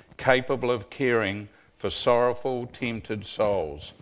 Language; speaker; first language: English; native; English